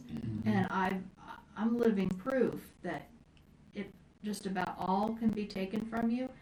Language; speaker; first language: English; native; English